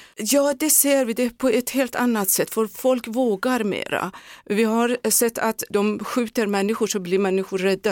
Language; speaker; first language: Swedish; non-native, fluent; Persian